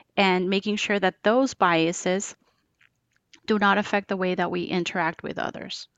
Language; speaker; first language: English; non-native, fluent; Spanish